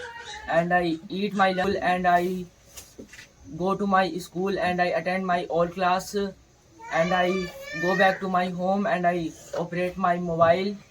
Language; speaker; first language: English; non-native, learner; Hindi